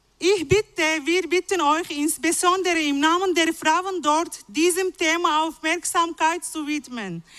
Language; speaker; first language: German; non-native, fluent; Arabic